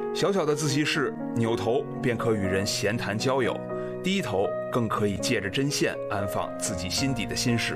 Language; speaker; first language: Chinese; native; Chinese